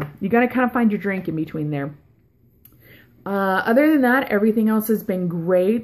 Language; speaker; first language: English; native; English